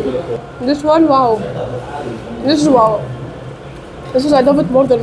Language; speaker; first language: English; non-native, local second language; Arabic